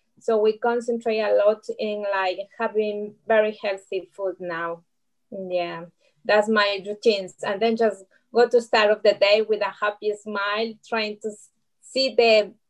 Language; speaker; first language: English; non-native, fluent; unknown